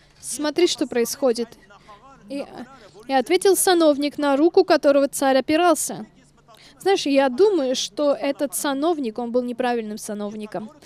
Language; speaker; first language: Russian; non-native, local second language; Armenian